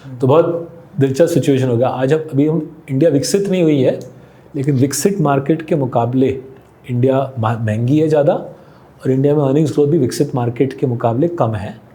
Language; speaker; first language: Hindi; non-native, local second language; Bangla